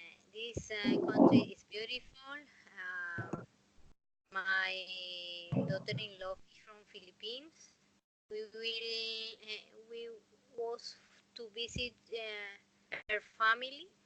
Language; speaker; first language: English; non-native, learner; Spanish